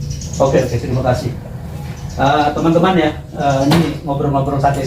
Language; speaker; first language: Indonesian; native; Indonesian